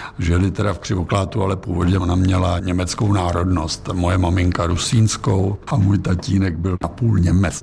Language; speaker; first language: Czech; native; Czech